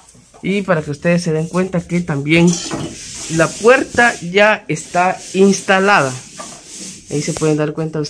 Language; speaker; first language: Spanish; native; Spanish